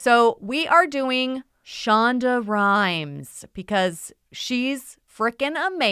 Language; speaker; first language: English; native; English